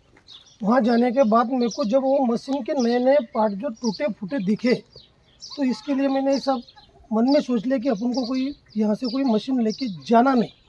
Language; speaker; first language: Hindi; non-native, local second language; Marathi